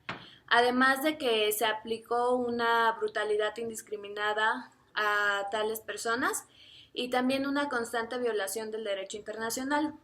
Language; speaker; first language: Spanish; native; Spanish